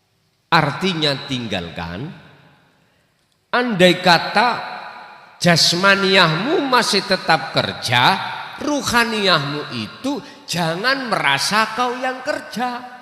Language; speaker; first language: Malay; non-native, local second language; Javanese